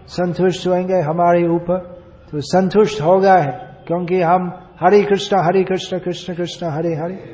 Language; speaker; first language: Hindi; non-native, fluent; English